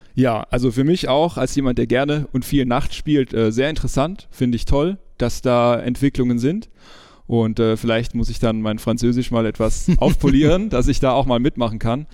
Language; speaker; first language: German; native; German